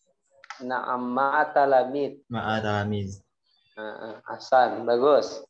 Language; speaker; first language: Arabic; non-native, fluent; Indonesian